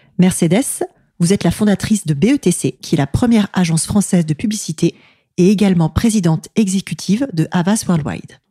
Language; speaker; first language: French; native; French